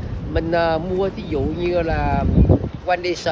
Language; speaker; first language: Vietnamese; native; Vietnamese